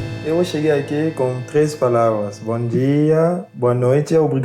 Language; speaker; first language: Portuguese; non-native, fluent; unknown